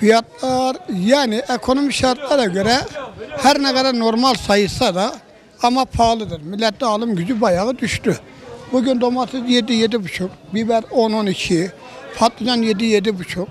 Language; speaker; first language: Turkish; native; Turkish